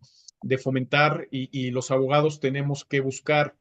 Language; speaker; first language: Spanish; native; Spanish